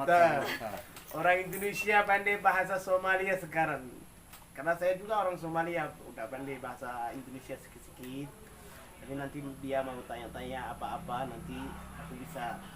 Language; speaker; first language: Indonesian; non-native, learner; Somali